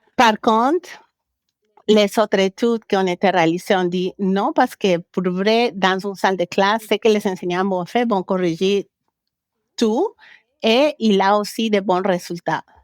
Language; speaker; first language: French; non-native, fluent; Spanish